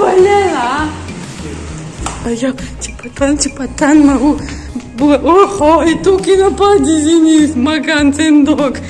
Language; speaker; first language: Indonesian; non-native, learner; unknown